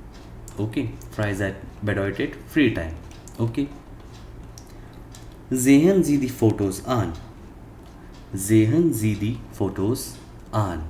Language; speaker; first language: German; non-native, fluent; Hindi